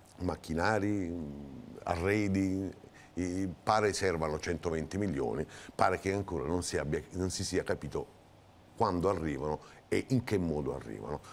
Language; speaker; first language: Italian; native; Italian